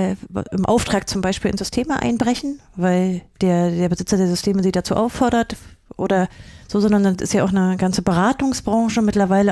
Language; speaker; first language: German; native; German